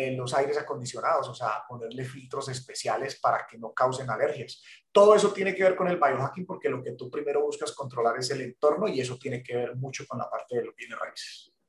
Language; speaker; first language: Spanish; native; Spanish